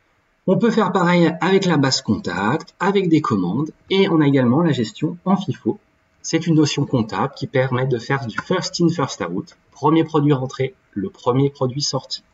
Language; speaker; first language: French; native; French